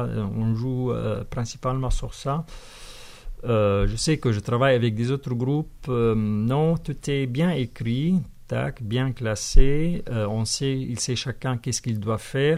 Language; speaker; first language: French; non-native, fluent; Arabic